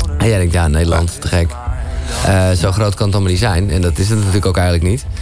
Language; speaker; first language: Dutch; native; Dutch